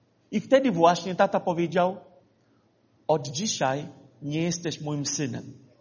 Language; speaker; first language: Polish; non-native, fluent; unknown